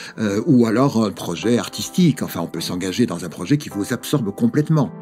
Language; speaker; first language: French; native; French